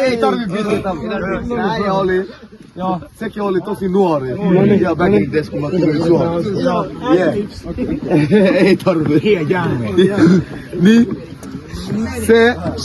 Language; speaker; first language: Finnish; non-native, learner; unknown